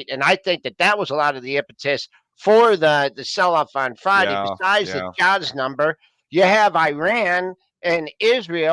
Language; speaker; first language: English; native; English